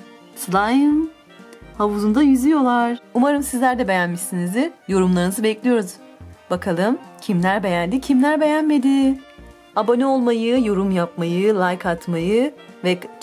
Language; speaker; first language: Turkish; native; Turkish